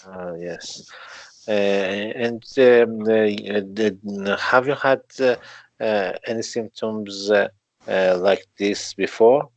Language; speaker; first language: English; non-native, learner; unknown